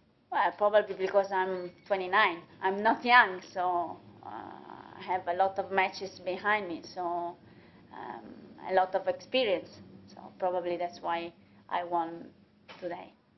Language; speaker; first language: English; non-native, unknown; Italian